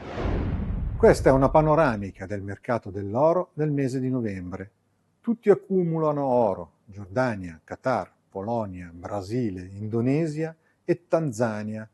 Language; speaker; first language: Italian; native; Italian